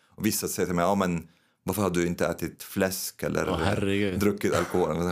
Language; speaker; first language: Swedish; non-native, fluent; Arabic